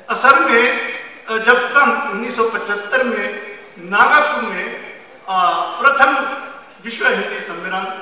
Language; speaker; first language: Hindi; non-native, fluent; Japanese